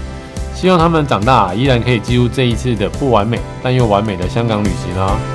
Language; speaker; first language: Chinese; native; Chinese